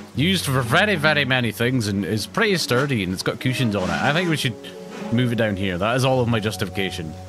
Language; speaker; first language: English; native; English